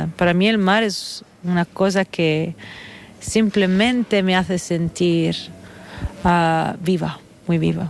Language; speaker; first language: Spanish; non-native, fluent; Italian